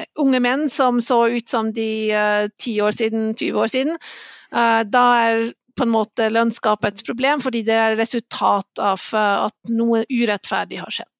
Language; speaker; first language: Norwegian; non-native, fluent; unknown